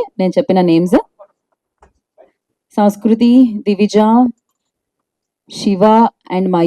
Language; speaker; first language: Telugu; native; Telugu